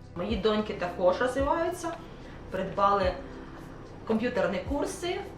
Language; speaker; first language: Ukrainian; non-native, local second language; Russian